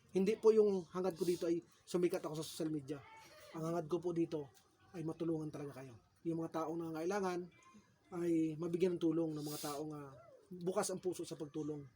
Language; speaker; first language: Filipino; native; Filipino